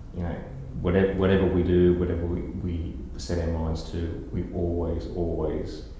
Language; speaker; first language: English; early bilingual, other home language; Russian